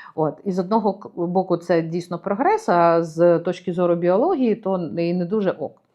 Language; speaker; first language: Ukrainian; native; Ukrainian